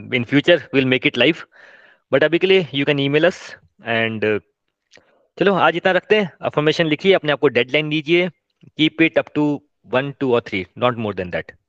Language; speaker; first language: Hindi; non-native, local second language; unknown